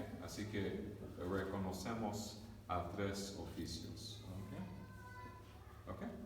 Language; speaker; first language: Spanish; early bilingual, other home language; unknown